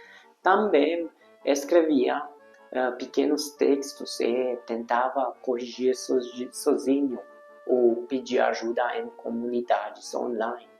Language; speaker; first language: Portuguese; non-native, fluent; Hungarian